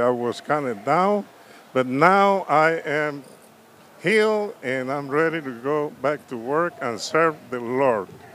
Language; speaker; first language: English; non-native, fluent; Spanish